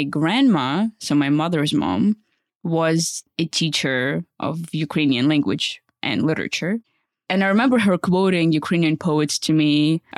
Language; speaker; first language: English; early bilingual, other home language; Russian